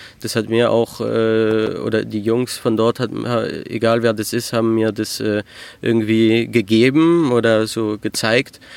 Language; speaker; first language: German; early bilingual, heritage; French